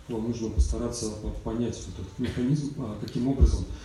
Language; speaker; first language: Russian; native; Russian